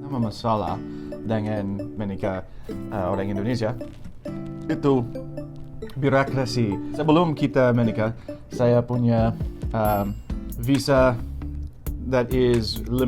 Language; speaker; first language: Indonesian; non-native, learner; English